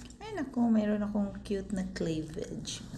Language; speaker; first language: Filipino; non-native, local second language; Cebuano